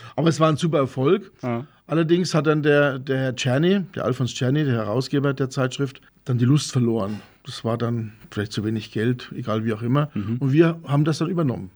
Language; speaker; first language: German; native; German